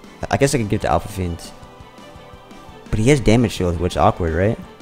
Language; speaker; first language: English; native; English